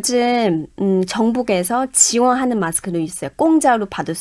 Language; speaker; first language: Korean; non-native, fluent; Chinese